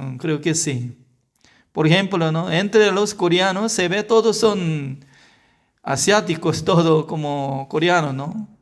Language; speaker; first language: Spanish; non-native, fluent; Korean